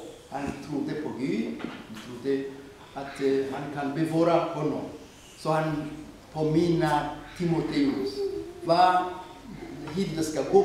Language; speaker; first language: Swedish; non-native, fluent; Rundi